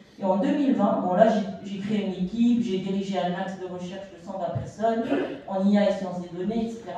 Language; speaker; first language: French; non-native, local second language; Arabic